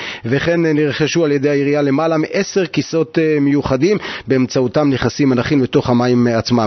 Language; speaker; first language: Hebrew; native; Hebrew